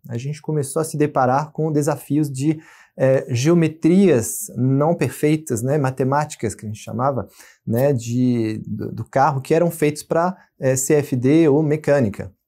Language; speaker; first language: Portuguese; non-native, fluent; French